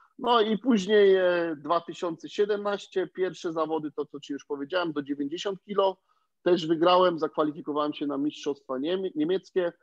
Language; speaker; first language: Polish; early bilingual, heritage; Polish